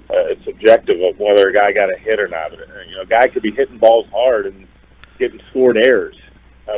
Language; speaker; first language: English; native; English